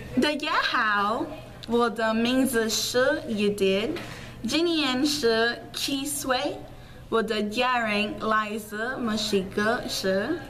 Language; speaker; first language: Chinese; non-native, learner; Spanish